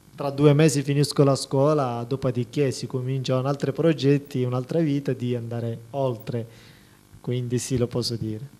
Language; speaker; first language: Italian; non-native, fluent; Persian